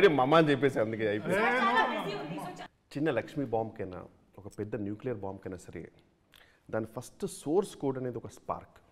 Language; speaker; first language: Telugu; native; Telugu